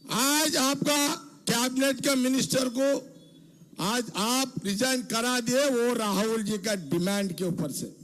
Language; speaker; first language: Hindi; non-native, local second language; Telugu